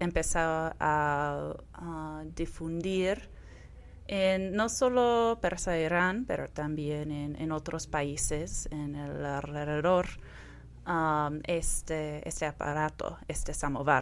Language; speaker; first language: Spanish; non-native, fluent; English